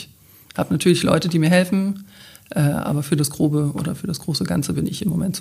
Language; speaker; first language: German; native; German